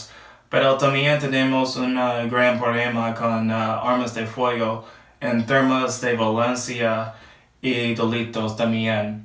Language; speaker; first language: Spanish; non-native, learner; English